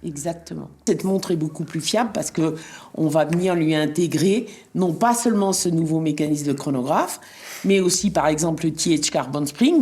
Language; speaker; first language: French; native; French